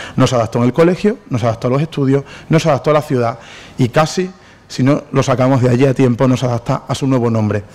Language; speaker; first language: Spanish; native; Spanish